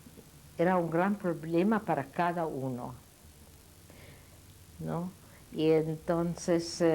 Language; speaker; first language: Spanish; non-native, fluent; Yiddish